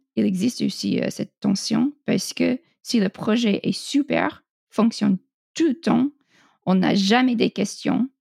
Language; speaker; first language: French; non-native, fluent; English